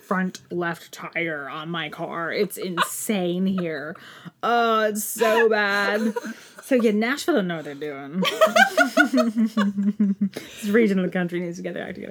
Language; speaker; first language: English; native; English